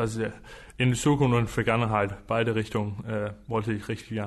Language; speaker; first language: German; non-native, fluent; Danish